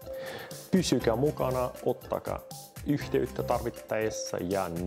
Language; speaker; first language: Finnish; non-native, fluent; Russian